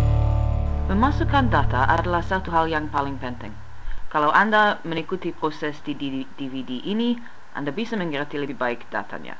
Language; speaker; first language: Indonesian; non-native, fluent; English